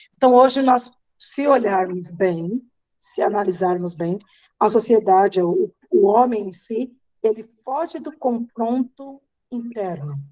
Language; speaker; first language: Portuguese; native; Portuguese